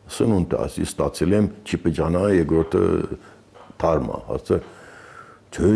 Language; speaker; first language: Armenian; early bilingual, heritage; Arabic